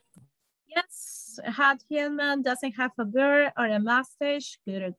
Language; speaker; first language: English; non-native, learner; Spanish